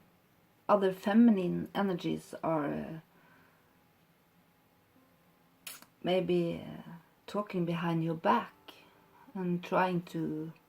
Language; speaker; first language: English; non-native, fluent; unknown